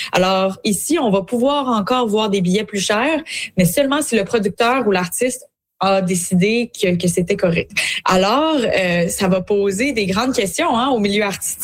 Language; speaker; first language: French; native; French